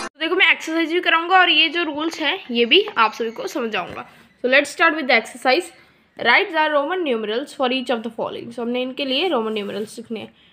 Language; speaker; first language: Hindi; non-native, local second language; Punjabi